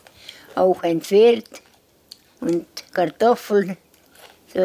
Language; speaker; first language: German; non-native, learner; Estonian